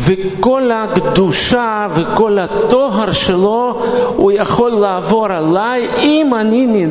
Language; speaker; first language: Hebrew; non-native, fluent; Russian